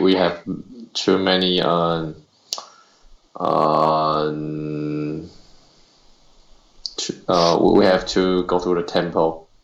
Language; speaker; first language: English; non-native, learner; Chinese